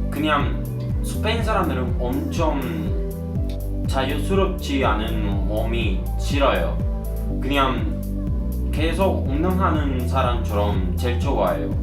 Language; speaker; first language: Korean; non-native, learner; Spanish